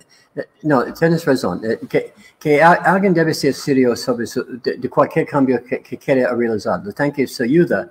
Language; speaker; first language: Spanish; non-native, learner; English